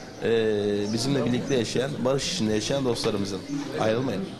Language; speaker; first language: Turkish; native; Turkish